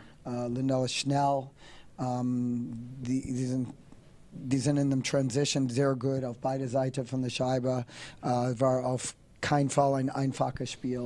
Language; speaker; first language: German; non-native, fluent; English